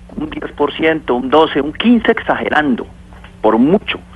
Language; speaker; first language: Spanish; native; Spanish